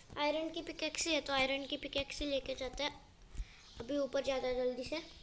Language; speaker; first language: Hindi; non-native, local second language; Marathi